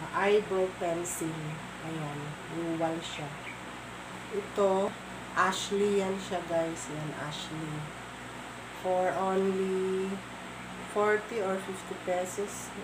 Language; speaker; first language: Filipino; non-native, local second language; Cebuano